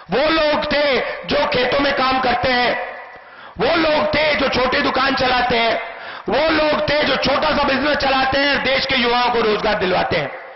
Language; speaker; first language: Hindi; native; Hindi